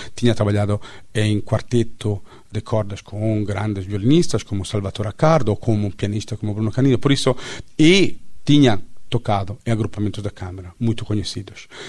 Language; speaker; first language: Portuguese; non-native, fluent; Italian